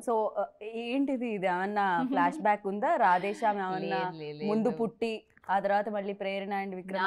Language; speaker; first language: Telugu; native; Telugu